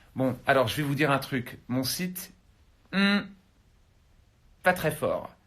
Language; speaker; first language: French; non-native, fluent; English